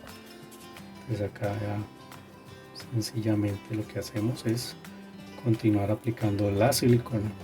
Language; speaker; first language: Spanish; native; Spanish